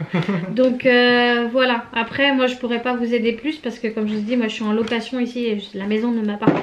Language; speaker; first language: French; native; French